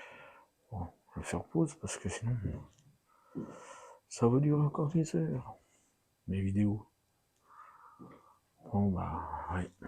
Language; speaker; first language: French; native; French